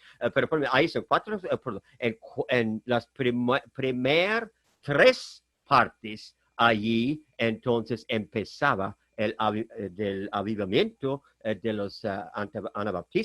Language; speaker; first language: Spanish; non-native, fluent; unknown